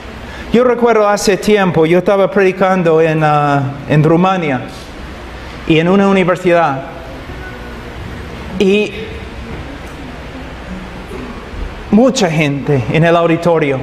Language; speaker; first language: Spanish; non-native, fluent; English